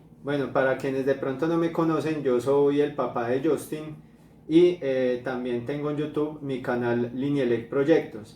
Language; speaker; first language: Spanish; native; Spanish